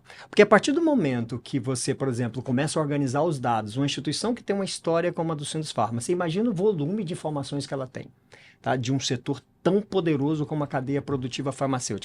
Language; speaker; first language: Portuguese; native; Portuguese